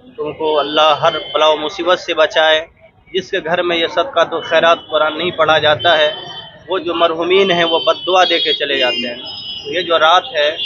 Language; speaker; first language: Urdu; native; Urdu